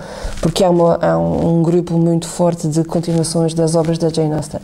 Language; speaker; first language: Portuguese; native; Portuguese